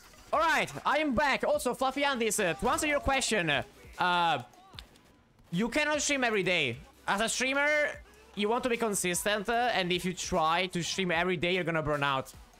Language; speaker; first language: English; non-native, fluent; Italian